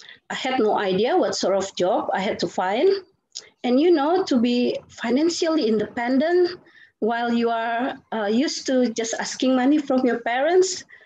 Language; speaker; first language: English; non-native, fluent; Indonesian